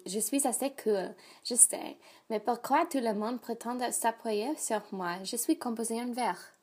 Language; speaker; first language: French; non-native, learner; English